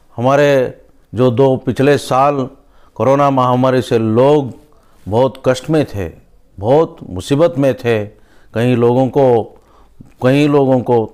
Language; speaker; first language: Hindi; non-native, local second language; Kannada